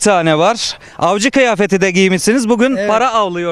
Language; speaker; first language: Turkish; native; Turkish